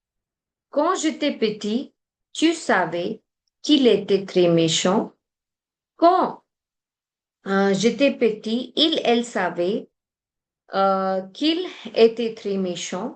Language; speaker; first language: French; non-native, fluent; Hindi